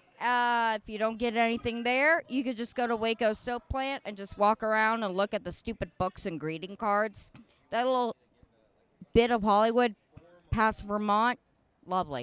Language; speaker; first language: English; native; English